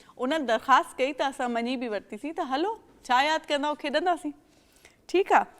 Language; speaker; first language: Sindhi; native; Sindhi